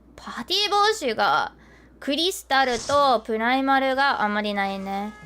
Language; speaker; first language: Japanese; non-native, learner; English